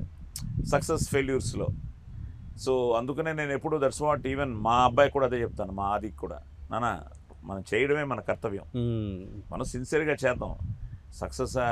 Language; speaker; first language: Telugu; native; Telugu